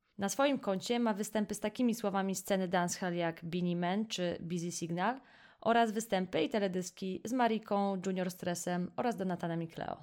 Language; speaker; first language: Polish; native; Polish